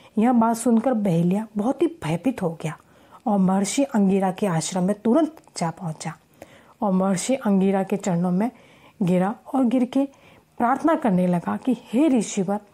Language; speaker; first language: Hindi; native; Hindi